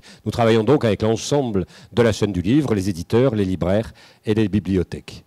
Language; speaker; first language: French; native; French